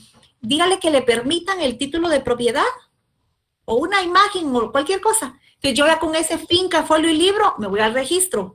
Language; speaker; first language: Spanish; native; Spanish